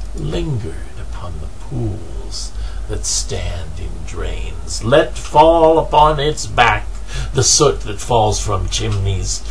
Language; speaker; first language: English; native; English